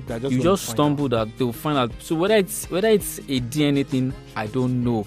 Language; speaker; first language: English; non-native, local second language; Yoruba